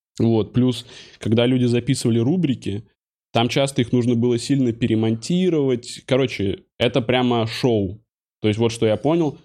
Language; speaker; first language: Russian; native; Russian